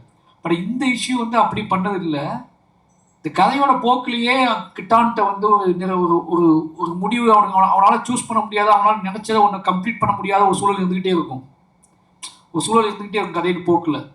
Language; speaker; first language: Tamil; native; Tamil